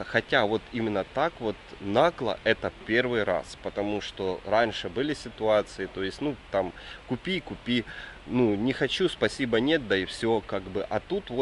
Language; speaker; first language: Russian; native; Russian